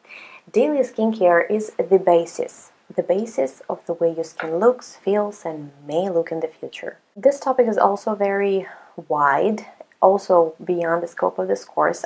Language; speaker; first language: English; non-native, fluent; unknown